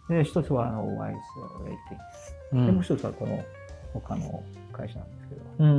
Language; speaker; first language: Japanese; non-native, fluent; English